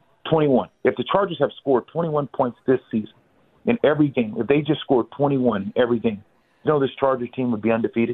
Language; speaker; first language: English; native; English